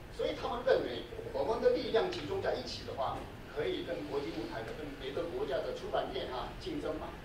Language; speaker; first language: Chinese; non-native, fluent; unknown